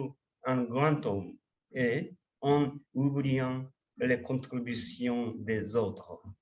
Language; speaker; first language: French; non-native, fluent; Japanese